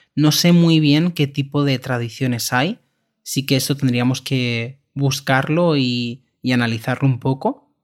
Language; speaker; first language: Spanish; native; Spanish